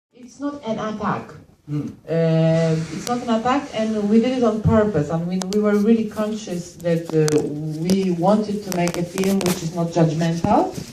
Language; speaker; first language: English; non-native, fluent; Polish